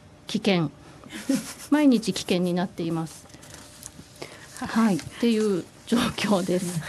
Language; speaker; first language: Japanese; native; Japanese